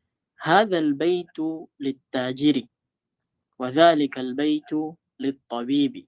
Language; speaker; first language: Arabic; non-native, fluent; Filipino